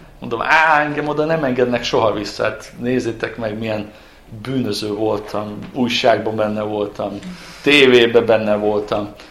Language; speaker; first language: Hungarian; native; Hungarian